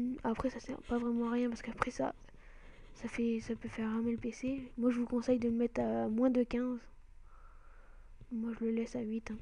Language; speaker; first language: French; native; French